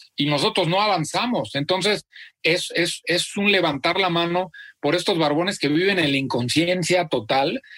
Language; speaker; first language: Spanish; native; Spanish